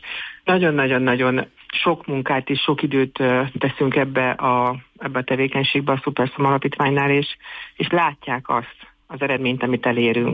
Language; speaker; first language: Hungarian; native; Hungarian